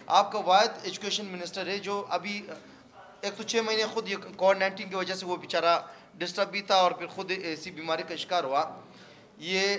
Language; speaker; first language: Urdu; non-native, local second language; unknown